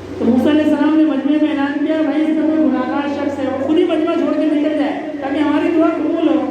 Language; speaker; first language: Urdu; non-native, local second language; Punjabi